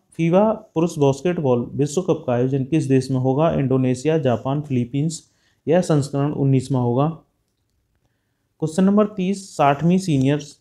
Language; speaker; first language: Hindi; native; Hindi